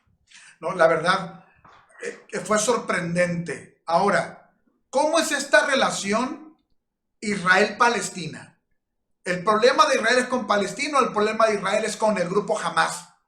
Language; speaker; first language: Spanish; native; Spanish